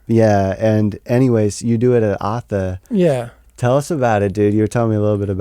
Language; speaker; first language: English; native; English